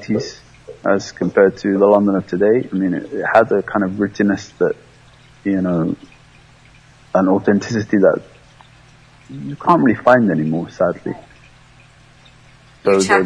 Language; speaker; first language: English; early bilingual, other home language; Somali